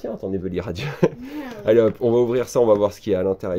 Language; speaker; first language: French; native; French